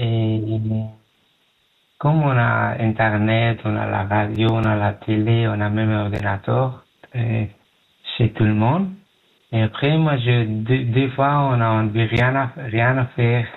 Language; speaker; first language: French; non-native, learner; Pashto